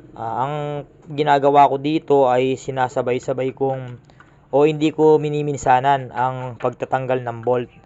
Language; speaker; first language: Filipino; non-native, local second language; Pampanga